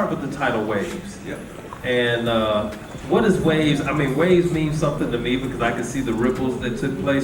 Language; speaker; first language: English; native; English